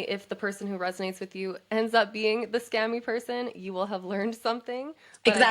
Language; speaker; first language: English; native; English